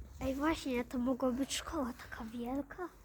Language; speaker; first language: Polish; native; Polish